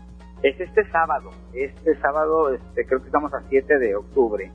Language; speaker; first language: Spanish; native; Spanish